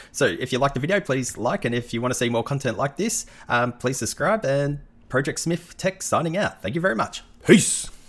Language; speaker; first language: English; native; English